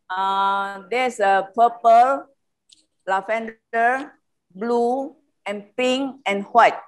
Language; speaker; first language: English; non-native, learner; Indonesian